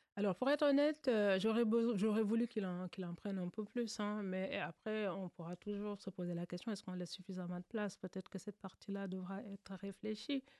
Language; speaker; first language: French; non-native, local second language; Wolof